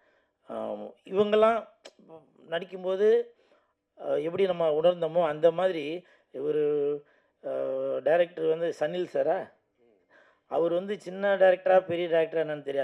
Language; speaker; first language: Tamil; native; Tamil